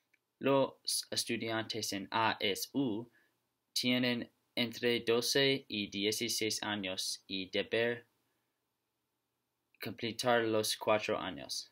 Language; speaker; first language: Spanish; non-native, learner; English